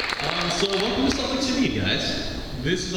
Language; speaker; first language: English; native; English